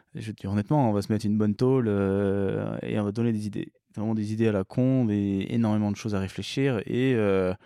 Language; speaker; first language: French; early bilingual, other home language; English